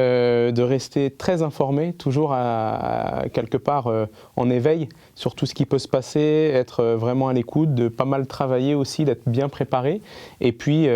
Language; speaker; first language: French; native; French